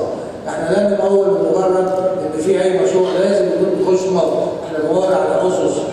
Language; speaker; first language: Arabic; native; Arabic